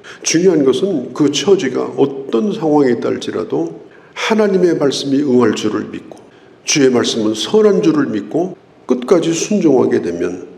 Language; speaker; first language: Korean; native; Korean